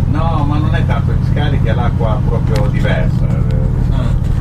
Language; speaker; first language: Italian; native; Italian